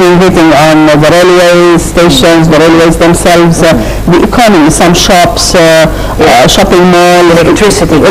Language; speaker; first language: English; non-native, fluent; Arabic